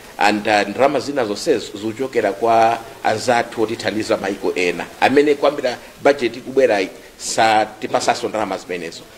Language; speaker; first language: Nyanja; native; Nyanja